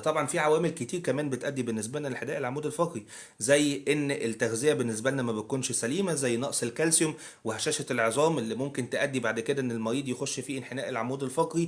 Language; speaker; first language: Arabic; native; Arabic